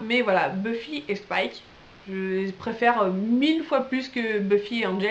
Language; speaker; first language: French; native; French